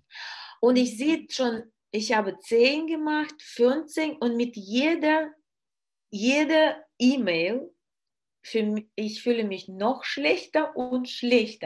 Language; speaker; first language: German; non-native, learner; Russian